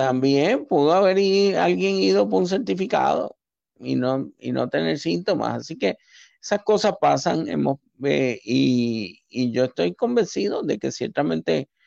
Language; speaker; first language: Spanish; native; Spanish